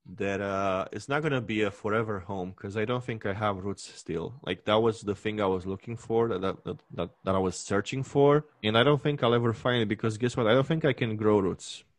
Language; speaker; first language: English; non-native, fluent; Romanian